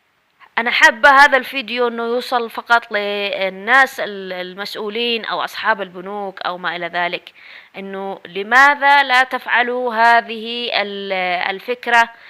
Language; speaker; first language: Arabic; native; Arabic